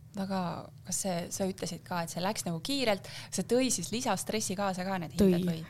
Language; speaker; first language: Estonian; native; Estonian